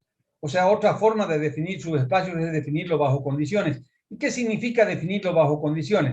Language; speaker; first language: Spanish; native; Spanish